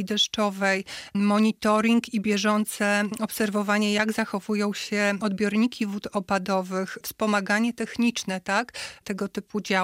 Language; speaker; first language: Polish; native; Polish